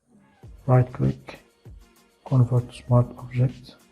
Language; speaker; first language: English; non-native, fluent; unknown